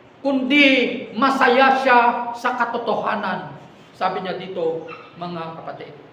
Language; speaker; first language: Filipino; non-native, local second language; Iloko